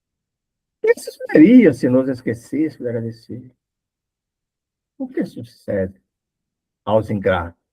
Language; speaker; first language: Portuguese; native; Portuguese